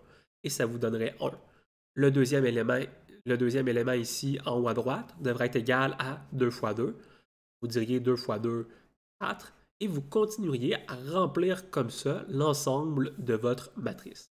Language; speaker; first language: French; native; French